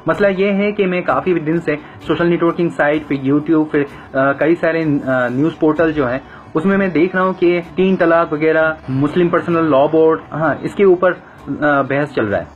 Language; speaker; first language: Hindi; non-native, fluent; Bangla